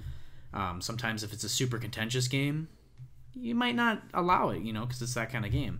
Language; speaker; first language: English; native; English